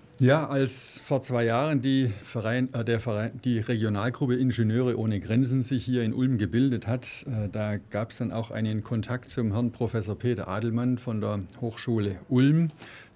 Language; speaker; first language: German; native; German